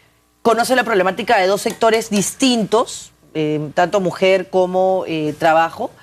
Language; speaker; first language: Spanish; native; Spanish